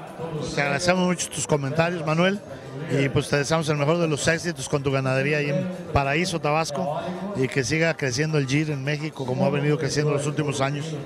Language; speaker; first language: Spanish; native; Spanish